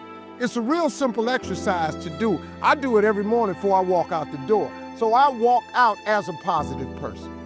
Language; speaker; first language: English; native; English